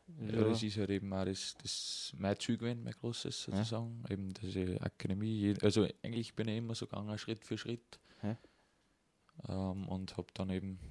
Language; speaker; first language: German; native; German